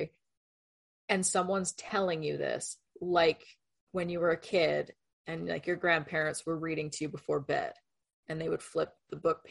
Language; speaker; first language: English; non-native, fluent; Spanish